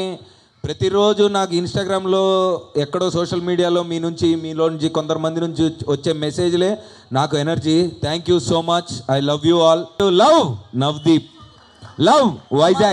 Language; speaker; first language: Telugu; native; Telugu